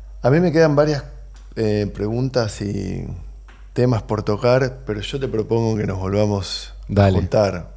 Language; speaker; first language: Spanish; native; Spanish